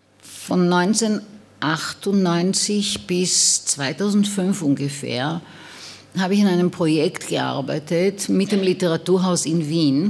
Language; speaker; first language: German; non-native, fluent; Hebrew